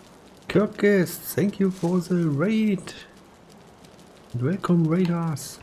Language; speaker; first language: English; non-native, learner; German